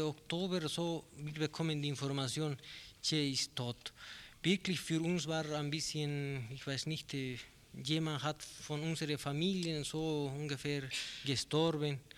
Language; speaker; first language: German; non-native, learner; Spanish